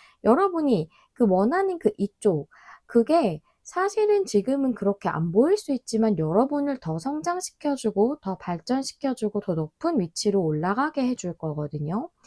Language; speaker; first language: Korean; native; Korean